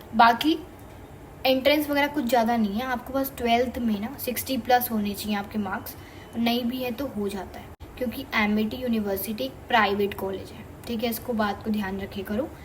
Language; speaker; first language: Hindi; native; Hindi